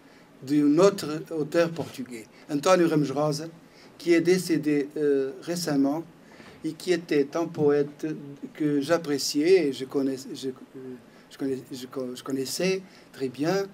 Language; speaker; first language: French; non-native, fluent; Portuguese